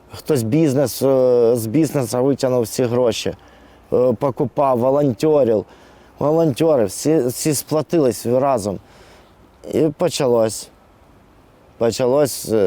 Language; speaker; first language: Ukrainian; non-native, local second language; Russian